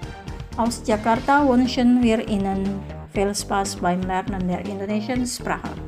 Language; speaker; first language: German; non-native, fluent; Indonesian